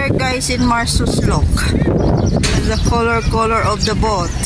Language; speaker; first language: English; non-native, local second language; Filipino